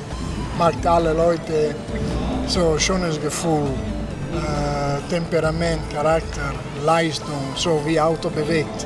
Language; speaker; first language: German; non-native, fluent; Italian